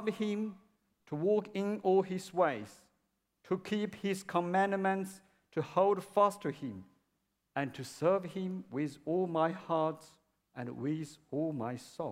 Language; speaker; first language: English; non-native, fluent; Chinese